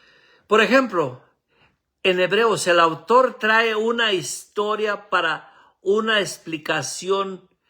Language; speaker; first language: Spanish; native; Spanish